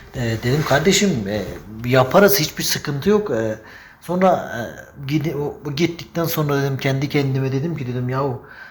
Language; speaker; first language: Turkish; non-native, fluent; Persian